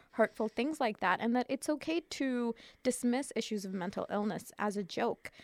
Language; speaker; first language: English; early bilingual, other home language; Urdu